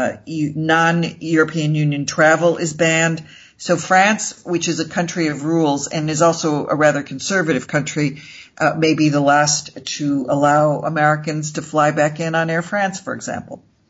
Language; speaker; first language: English; native; English